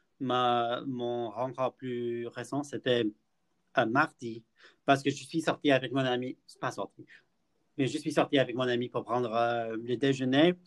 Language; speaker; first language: French; non-native, fluent; English